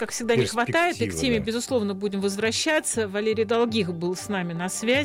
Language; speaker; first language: Russian; native; Russian